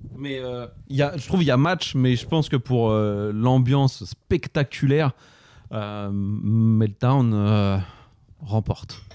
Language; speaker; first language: French; native; French